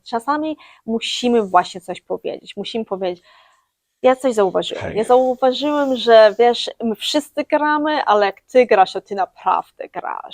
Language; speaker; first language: Polish; early bilingual, heritage; English